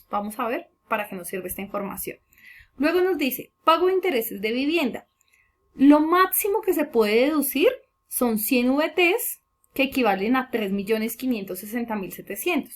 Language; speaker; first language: Spanish; native; Spanish